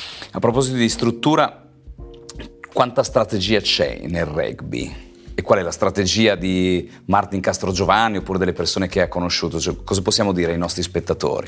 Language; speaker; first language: Italian; native; Italian